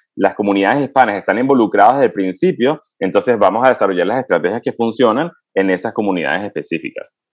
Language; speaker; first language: Spanish; native; Spanish